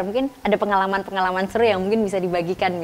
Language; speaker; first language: Indonesian; native; Indonesian